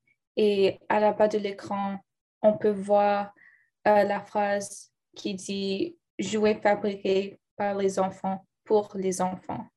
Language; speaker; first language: French; non-native, learner; English